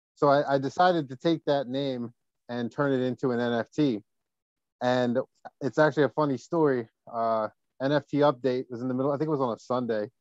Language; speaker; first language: English; native; English